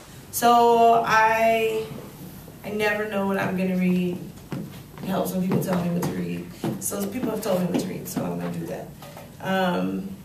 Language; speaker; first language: English; native; English